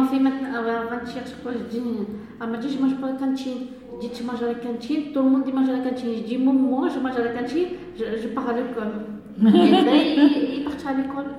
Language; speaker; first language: French; non-native, learner; Arabic